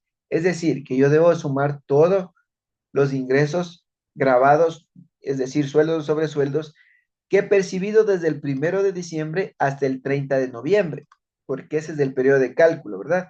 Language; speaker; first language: Spanish; native; Spanish